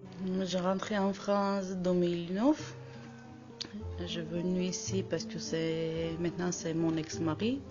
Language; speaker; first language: French; non-native, learner; Armenian